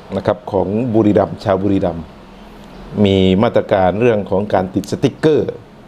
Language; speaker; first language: Thai; non-native, local second language; Northern Khmer